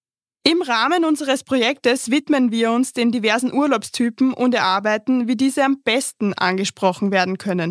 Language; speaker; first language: German; native; German